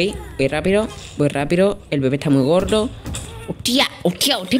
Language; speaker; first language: Spanish; native; Spanish